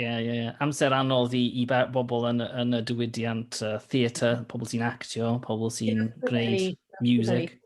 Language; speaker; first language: Welsh; non-native, fluent; English